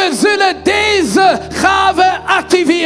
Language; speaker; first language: Dutch; non-native, fluent; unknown